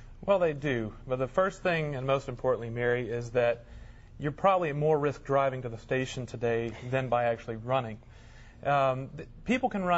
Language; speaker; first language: English; native; English